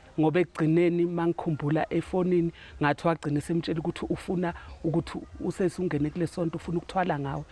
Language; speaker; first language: Zulu; native; Zulu